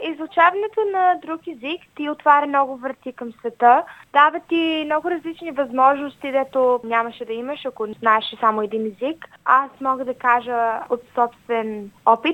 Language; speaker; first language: Bulgarian; early bilingual, heritage; Bulgarian